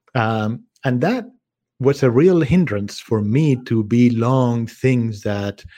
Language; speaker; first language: English; non-native, fluent; Spanish